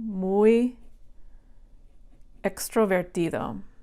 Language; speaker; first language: Spanish; non-native, fluent; English